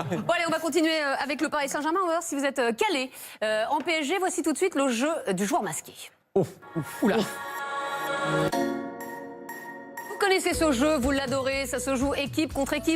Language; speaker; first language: French; native; French